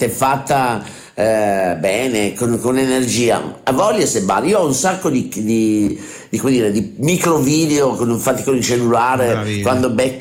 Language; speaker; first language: Italian; native; Italian